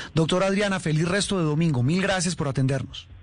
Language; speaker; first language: Spanish; native; Spanish